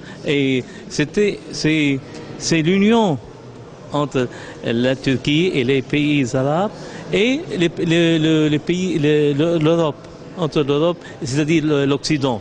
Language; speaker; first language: French; non-native, local second language; Arabic